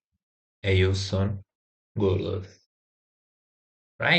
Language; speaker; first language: Spanish; non-native, fluent; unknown